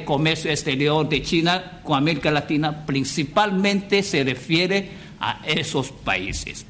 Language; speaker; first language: Spanish; non-native, fluent; Chinese